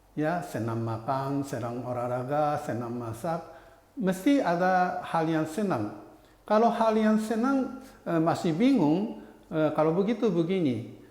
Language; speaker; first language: Indonesian; non-native, fluent; Japanese